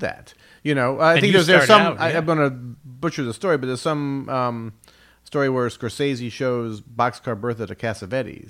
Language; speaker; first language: English; native; English